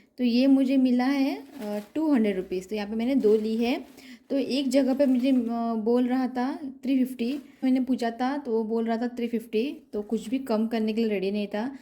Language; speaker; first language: Hindi; non-native, local second language; Konkani